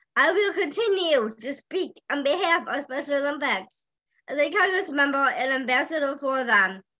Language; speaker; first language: English; native; English